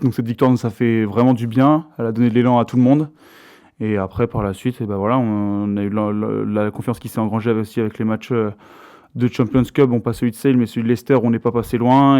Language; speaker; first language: French; native; French